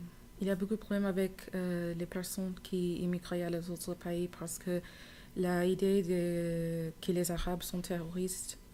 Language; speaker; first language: French; non-native, learner; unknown